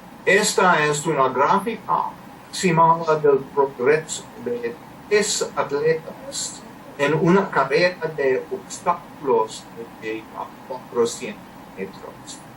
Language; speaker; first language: Spanish; non-native, learner; English